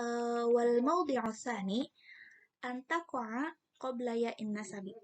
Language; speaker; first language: Arabic; non-native, learner; Indonesian